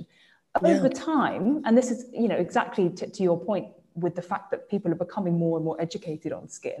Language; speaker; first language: English; native; English